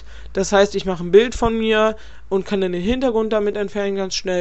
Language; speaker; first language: German; native; German